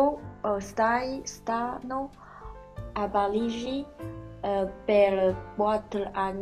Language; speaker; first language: Italian; non-native, learner; Chinese